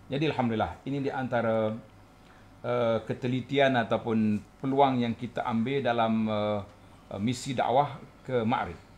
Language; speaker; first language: Malay; native; Malay